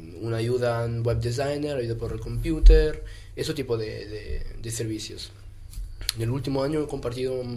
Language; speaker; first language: Spanish; non-native, fluent; German